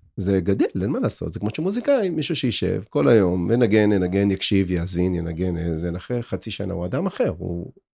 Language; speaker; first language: Hebrew; native; Hebrew